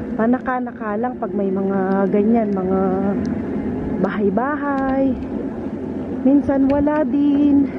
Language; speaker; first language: Filipino; non-native, local second language; Pampanga